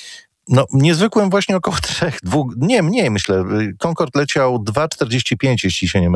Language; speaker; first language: Polish; native; Polish